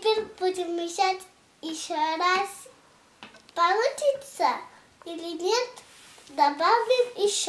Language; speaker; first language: Russian; early bilingual, heritage; Russian